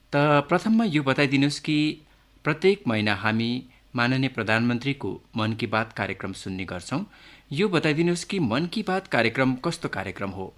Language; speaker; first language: Nepali; native; Nepali